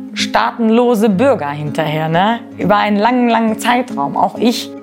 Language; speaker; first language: German; native; German